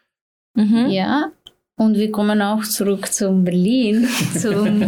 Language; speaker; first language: German; non-native, learner; Slovenian